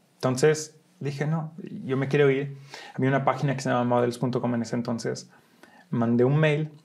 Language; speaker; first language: Spanish; early bilingual, heritage; Spanish